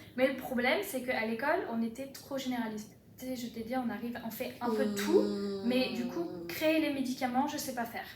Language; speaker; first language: French; native; French